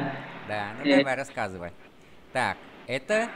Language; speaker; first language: Russian; non-native, fluent; Vietnamese